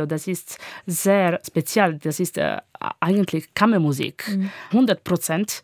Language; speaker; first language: German; non-native, learner; Italian